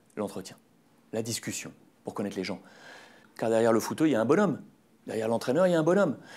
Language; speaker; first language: French; native; French